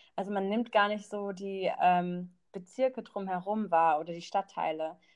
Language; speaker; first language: German; non-native, local second language; Thai